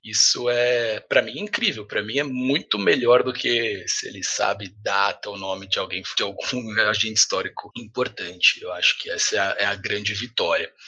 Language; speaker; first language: Portuguese; native; Portuguese